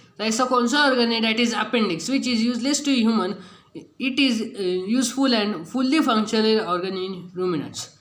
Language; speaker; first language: Hindi; non-native, local second language; Marathi